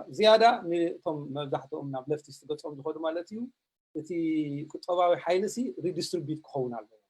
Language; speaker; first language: Tigrinya; native; Tigrinya